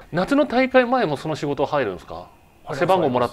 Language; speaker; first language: Japanese; native; Japanese